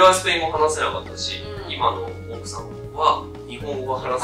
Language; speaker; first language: Japanese; native; Japanese